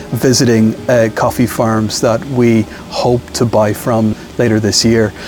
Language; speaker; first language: English; native; English